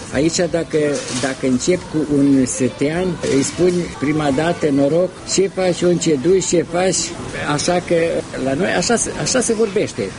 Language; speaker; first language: Romanian; native; Romanian